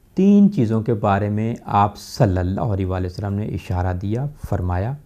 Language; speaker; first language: Urdu; non-native, local second language; Punjabi